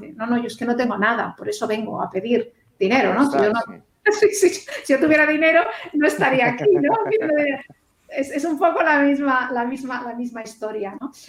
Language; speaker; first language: Spanish; native; Spanish